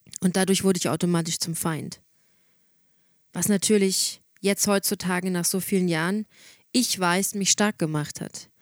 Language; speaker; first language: German; native; German